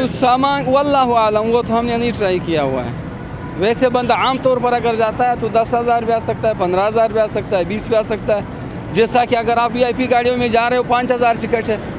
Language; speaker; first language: Urdu; early bilingual, other home language; Pashto